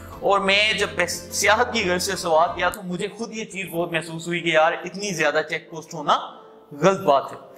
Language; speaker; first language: Urdu; non-native, local second language; Punjabi